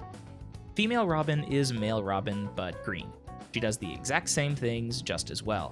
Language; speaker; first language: English; native; English